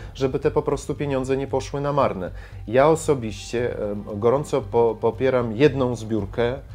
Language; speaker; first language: Polish; non-native, fluent; Ukrainian